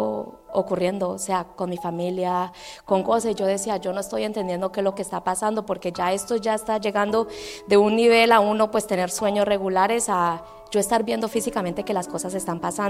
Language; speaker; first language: Spanish; native; Spanish